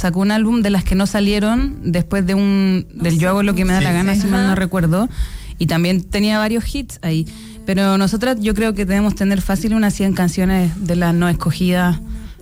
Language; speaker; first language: Spanish; native; Spanish